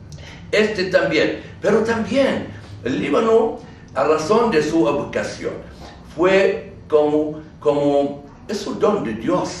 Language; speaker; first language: Spanish; non-native, fluent; Arabic